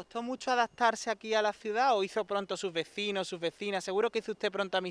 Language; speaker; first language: Spanish; native; Spanish